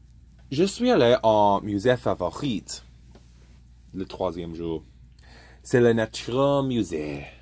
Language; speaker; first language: French; non-native, learner; English